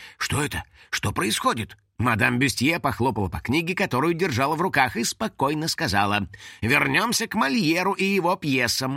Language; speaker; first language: Russian; native; Russian